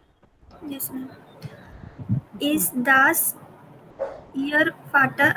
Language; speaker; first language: German; non-native, learner; Marathi